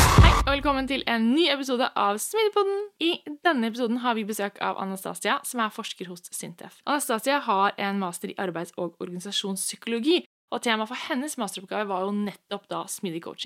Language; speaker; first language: Norwegian; native; Norwegian